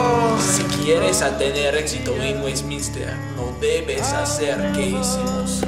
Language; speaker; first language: Spanish; non-native, learner; English